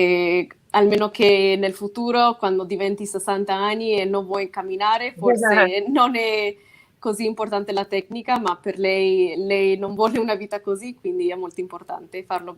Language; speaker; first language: Italian; non-native, fluent; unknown